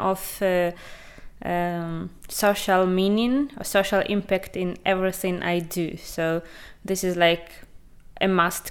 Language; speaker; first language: English; non-native, fluent; Ukrainian